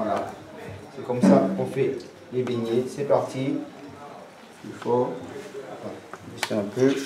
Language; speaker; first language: French; native; French